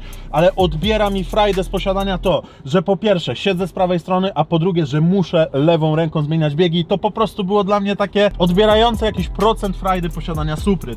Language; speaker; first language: Polish; native; Polish